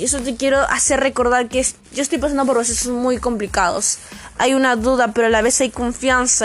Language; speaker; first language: Spanish; native; Spanish